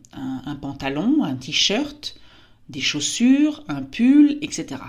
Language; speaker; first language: French; native; French